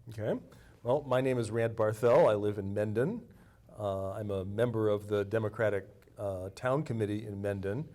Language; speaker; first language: English; native; English